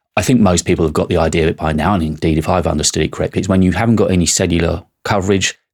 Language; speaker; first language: English; native; English